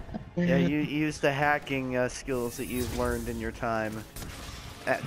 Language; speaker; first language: English; native; English